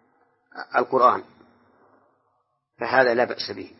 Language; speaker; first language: Arabic; native; Arabic